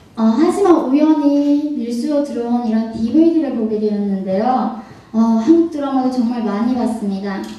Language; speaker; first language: Korean; native; Korean